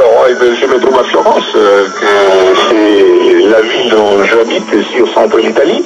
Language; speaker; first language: French; non-native, fluent; Italian